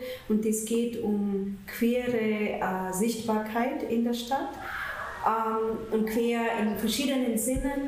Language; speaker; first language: German; non-native, fluent; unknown